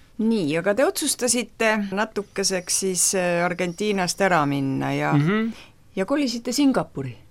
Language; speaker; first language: Estonian; native; Estonian